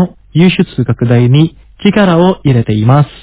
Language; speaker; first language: Japanese; non-native, fluent; Indonesian